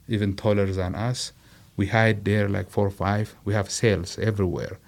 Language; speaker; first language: English; non-native, fluent; Amharic